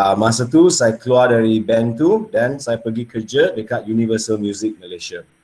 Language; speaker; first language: Malay; non-native, local second language; English